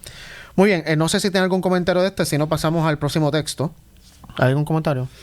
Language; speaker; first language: Spanish; native; Spanish